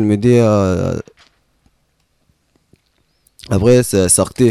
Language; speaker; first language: French; non-native, learner; Arabic